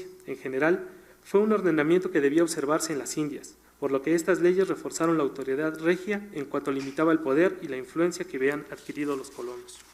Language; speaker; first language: Spanish; native; Spanish